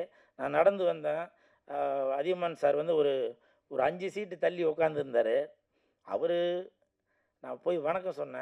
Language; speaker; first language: Tamil; native; Tamil